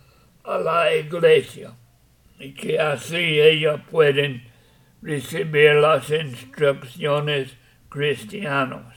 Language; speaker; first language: Spanish; non-native, fluent; English